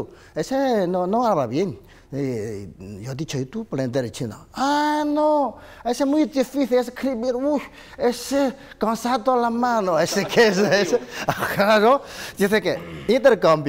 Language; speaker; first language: Spanish; non-native, learner; Chinese